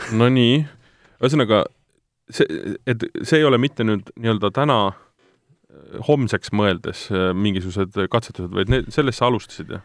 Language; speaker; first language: Estonian; native; Estonian